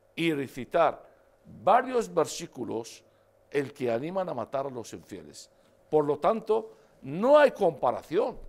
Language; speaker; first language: Spanish; non-native, fluent; Arabic